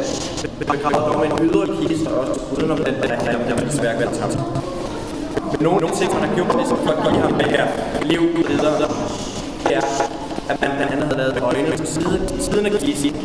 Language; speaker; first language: Danish; native; Danish